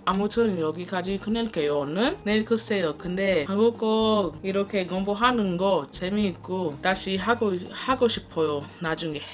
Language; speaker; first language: Korean; non-native, learner; English